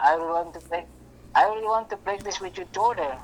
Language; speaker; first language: English; non-native, learner; Indonesian